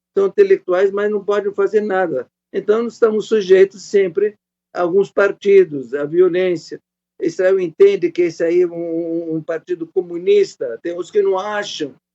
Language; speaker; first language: Portuguese; non-native, fluent; Arabic